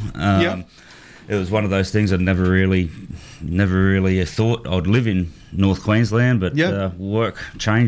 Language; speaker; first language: English; native; English